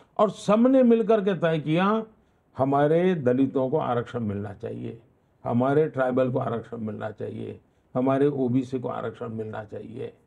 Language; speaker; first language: Hindi; non-native, local second language; Gujarati